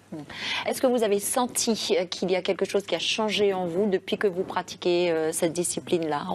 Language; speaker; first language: French; native; French